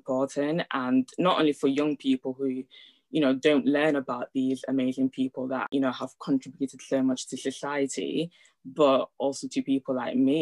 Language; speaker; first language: English; early bilingual, other home language; Italian